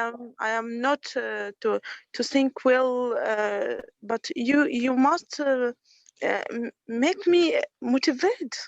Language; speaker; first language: English; non-native, learner; Arabic